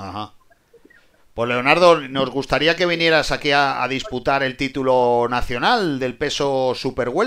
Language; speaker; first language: Spanish; native; Spanish